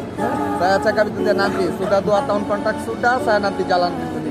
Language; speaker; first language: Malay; non-native, learner; Bangla